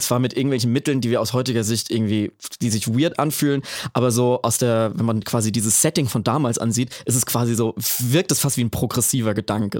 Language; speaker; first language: German; native; German